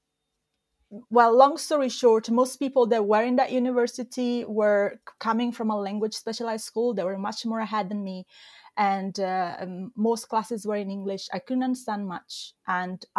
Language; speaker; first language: English; non-native, fluent; Italian